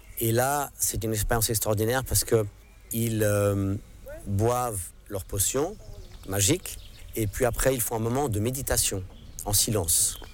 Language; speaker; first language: French; non-native, local second language; English